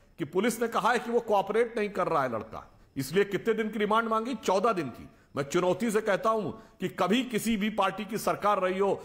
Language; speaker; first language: Hindi; native; Hindi